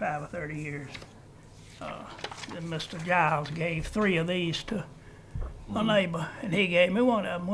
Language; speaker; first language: English; native; English